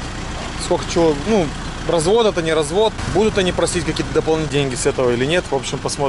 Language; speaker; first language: Russian; native; Russian